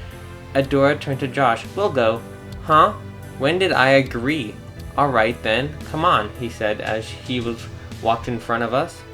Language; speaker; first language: English; native; English